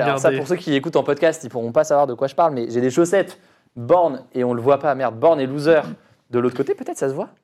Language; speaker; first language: French; native; French